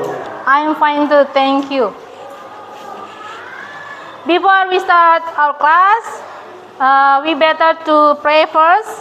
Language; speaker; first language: English; non-native, fluent; Indonesian